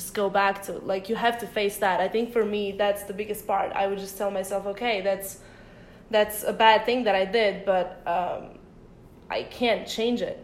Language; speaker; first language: English; early bilingual, other home language; Bosnian